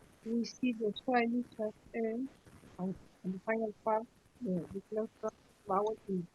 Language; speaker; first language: English; non-native, learner; Spanish